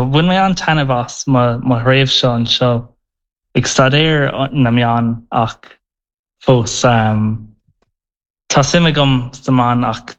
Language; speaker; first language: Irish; non-native, local second language; English